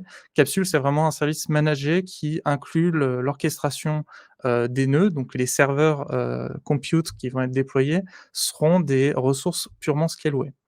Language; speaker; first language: French; native; French